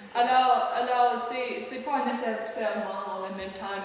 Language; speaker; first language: French; non-native, learner; English